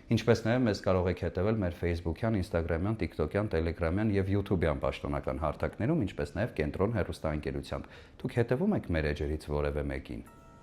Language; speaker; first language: Armenian; native; Armenian